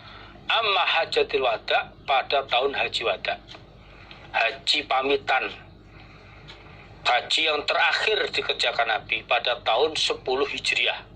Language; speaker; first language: Indonesian; non-native, local second language; Javanese